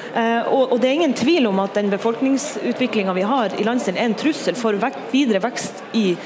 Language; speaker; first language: Norwegian; native; Norwegian